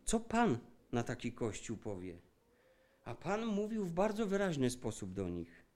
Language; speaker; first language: Polish; native; Polish